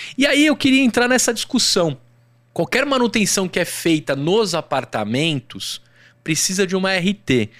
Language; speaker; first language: Portuguese; native; Portuguese